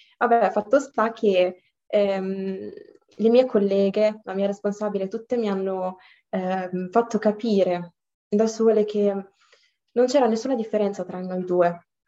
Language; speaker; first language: Italian; early bilingual, other home language; Arabic